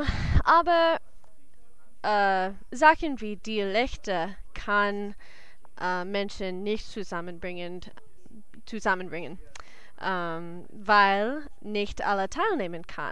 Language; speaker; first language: German; non-native, learner; English